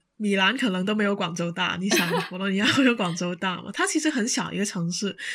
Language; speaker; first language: Chinese; non-native, local second language; Cantonese